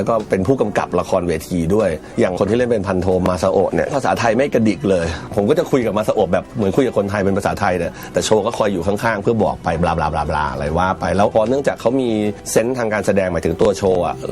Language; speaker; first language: Thai; native; Thai